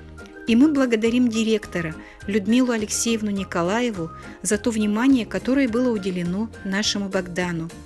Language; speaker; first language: Russian; native; Russian